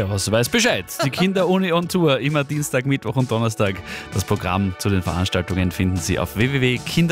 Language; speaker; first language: German; native; German